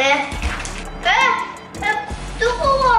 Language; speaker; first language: Korean; early bilingual, heritage; English